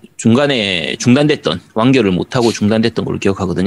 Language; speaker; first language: Korean; native; Korean